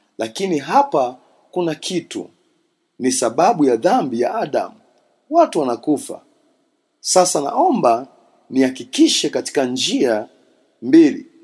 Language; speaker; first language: Swahili; non-native, local second language; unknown